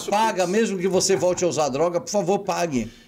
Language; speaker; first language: Portuguese; native; Portuguese